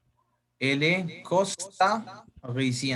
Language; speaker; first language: French; non-native, learner; Spanish